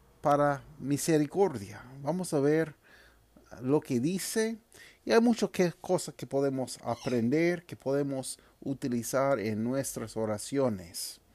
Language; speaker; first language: Spanish; non-native, fluent; English